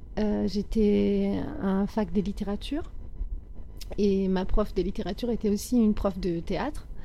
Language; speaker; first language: French; non-native, fluent; Italian